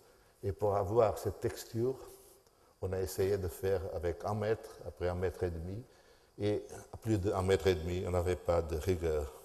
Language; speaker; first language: French; non-native, fluent; Portuguese